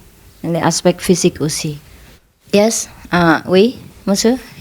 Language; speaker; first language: French; non-native, fluent; Vietnamese